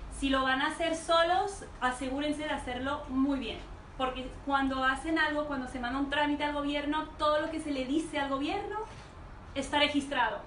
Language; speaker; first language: Spanish; early bilingual, heritage; Spanish